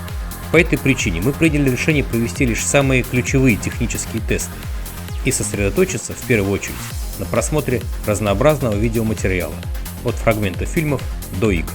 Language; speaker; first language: Russian; native; Russian